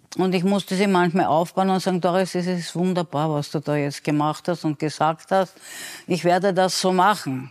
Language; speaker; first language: German; native; German